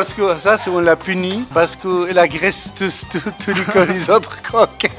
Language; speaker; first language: French; non-native, fluent; Arabic